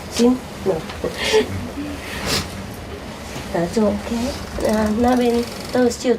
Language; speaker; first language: Chinese; non-native, fluent; Vietnamese